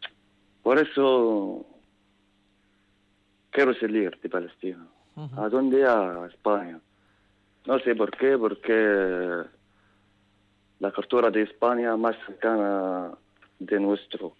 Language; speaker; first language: Spanish; non-native, learner; Arabic